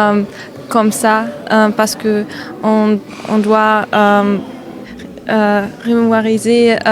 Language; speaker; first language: French; non-native, learner; German